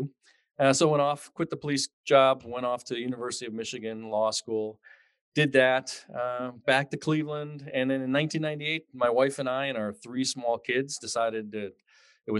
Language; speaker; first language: English; native; English